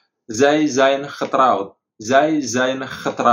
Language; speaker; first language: Dutch; non-native, fluent; Indonesian